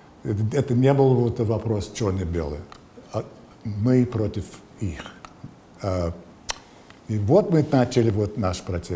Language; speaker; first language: Russian; non-native, fluent; English